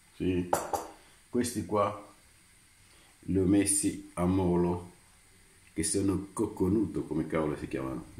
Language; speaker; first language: Italian; non-native, fluent; Romanian